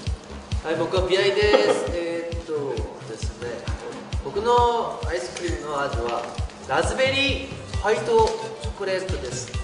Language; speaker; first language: Japanese; non-native, learner; Korean